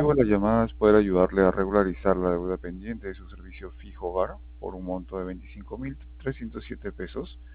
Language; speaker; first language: Spanish; native; Spanish